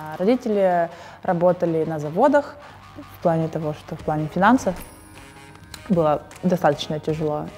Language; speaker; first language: Russian; native; Russian